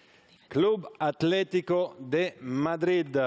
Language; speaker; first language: Spanish; non-native, fluent; Italian